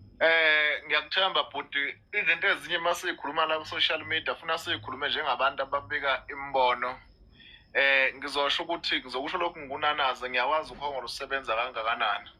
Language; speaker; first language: Zulu; native; Zulu